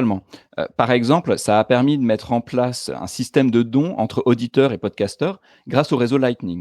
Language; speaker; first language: French; native; French